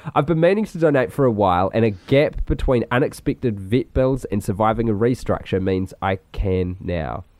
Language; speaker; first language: English; native; English